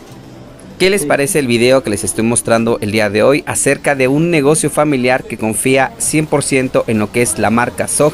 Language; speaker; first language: Spanish; native; Spanish